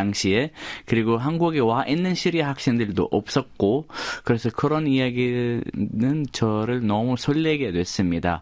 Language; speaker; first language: Korean; non-native, fluent; Arabic